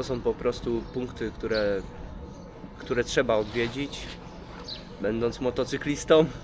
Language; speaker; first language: Polish; native; Polish